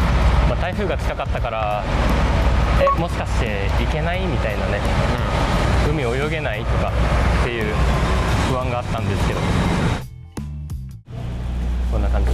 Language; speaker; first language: Japanese; native; Japanese